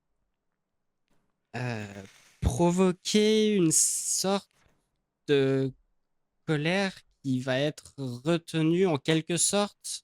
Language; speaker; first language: French; native; French